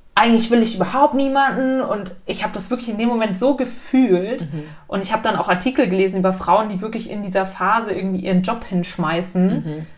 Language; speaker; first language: German; native; German